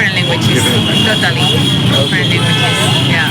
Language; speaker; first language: English; non-native, fluent; Spanish